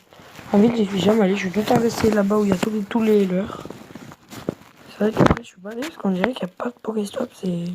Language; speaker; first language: French; native; French